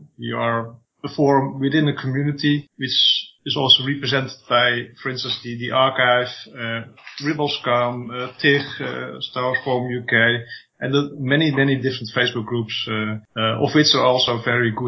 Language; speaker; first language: English; non-native, fluent; Dutch